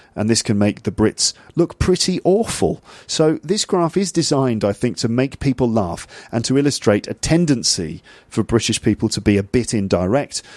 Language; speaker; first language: English; native; English